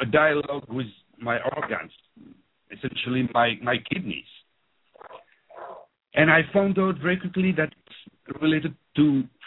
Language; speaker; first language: English; non-native, fluent; French